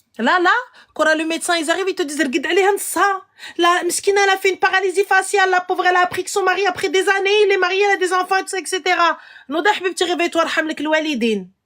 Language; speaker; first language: French; early bilingual, other home language; Arabic